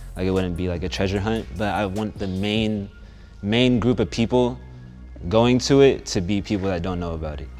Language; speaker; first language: English; native; English